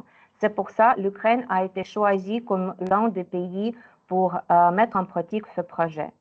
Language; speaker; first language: French; non-native, fluent; Ukrainian